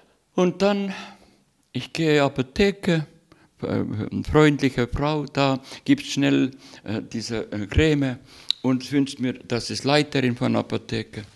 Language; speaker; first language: German; non-native, learner; Russian